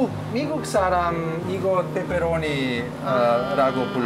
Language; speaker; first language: Korean; non-native, learner; Italian